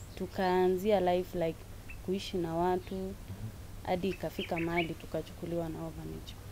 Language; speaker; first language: Swahili; non-native, local second language; Kalenjin